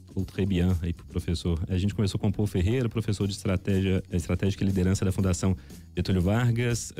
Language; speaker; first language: Portuguese; native; Portuguese